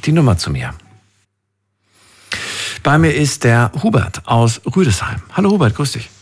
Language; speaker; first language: German; native; German